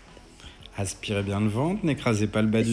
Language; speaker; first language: French; native; French